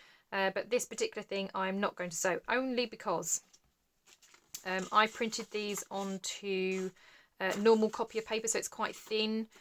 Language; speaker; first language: English; native; English